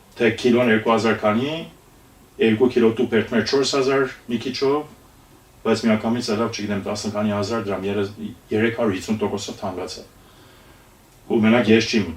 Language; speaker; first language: Armenian; early bilingual, heritage; Armenian